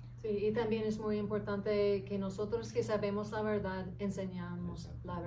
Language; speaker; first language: Spanish; non-native, fluent; English